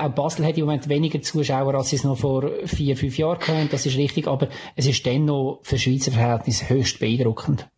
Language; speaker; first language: German; native; German